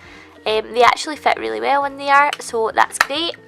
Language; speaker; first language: English; native; English